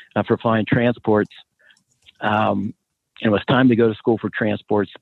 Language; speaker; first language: English; native; English